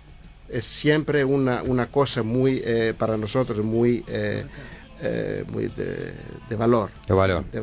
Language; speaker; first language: Spanish; non-native, learner; Greek